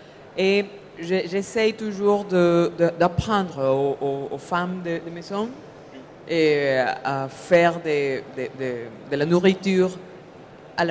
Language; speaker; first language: French; non-native, fluent; Spanish